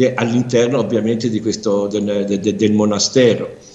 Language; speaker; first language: Italian; native; Italian